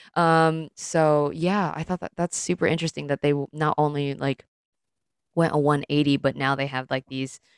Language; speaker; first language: English; early bilingual, other home language; Filipino